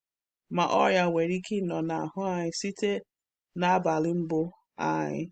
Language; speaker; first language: Igbo; non-native, learner; English